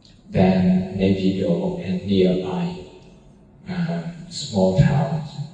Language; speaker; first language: English; non-native, fluent; Burmese